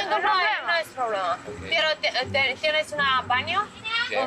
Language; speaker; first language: Spanish; non-native, learner; Romanian